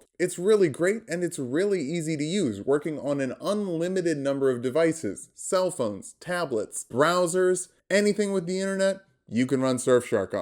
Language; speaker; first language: English; native; English